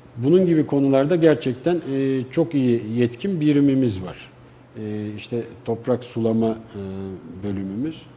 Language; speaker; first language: Turkish; native; Turkish